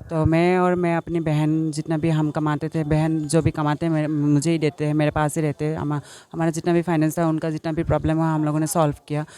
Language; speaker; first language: Hindi; non-native, local second language; Assamese